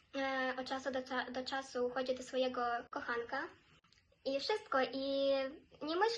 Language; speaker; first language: Polish; non-native, fluent; Ukrainian